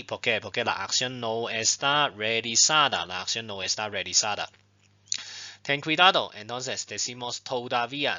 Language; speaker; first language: Spanish; non-native, fluent; Chinese